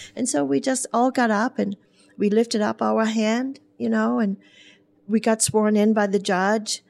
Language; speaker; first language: English; non-native, fluent; German